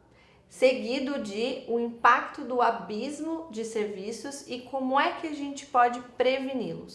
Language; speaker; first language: Portuguese; native; Portuguese